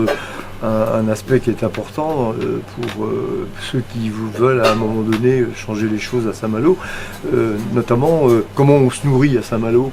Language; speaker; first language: French; native; French